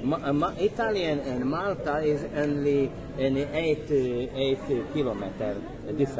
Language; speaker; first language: English; non-native, learner; Hungarian